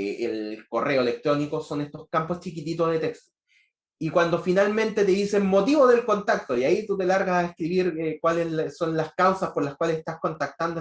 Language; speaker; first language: Spanish; native; Spanish